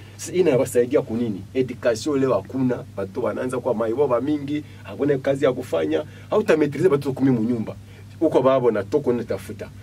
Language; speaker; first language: Swahili; native; Swahili